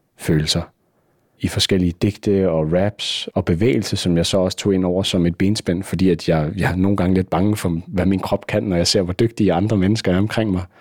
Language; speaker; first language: Danish; native; Danish